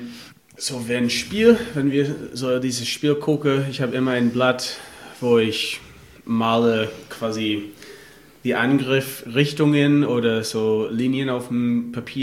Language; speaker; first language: German; non-native, fluent; English